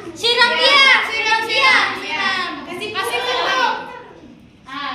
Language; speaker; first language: Indonesian; native; Indonesian